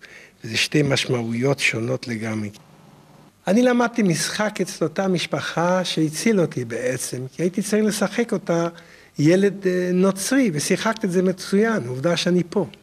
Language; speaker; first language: Hebrew; non-native, fluent; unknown